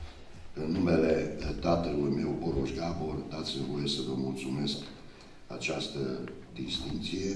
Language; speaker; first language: Romanian; non-native, local second language; Hungarian